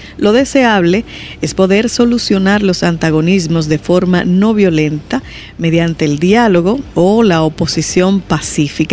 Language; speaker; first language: Spanish; native; Spanish